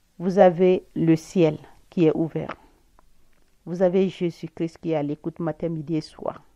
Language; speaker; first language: French; non-native, local second language; Bambara